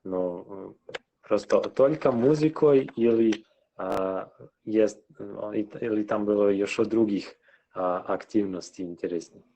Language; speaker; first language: Russian; non-native, local second language; Serbian